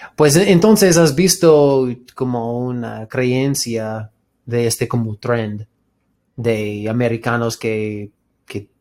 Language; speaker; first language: Spanish; non-native, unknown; English